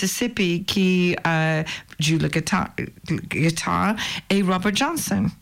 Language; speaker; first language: French; non-native, learner; English